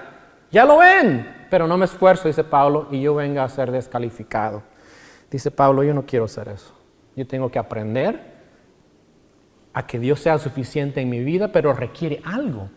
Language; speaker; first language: Spanish; native; Spanish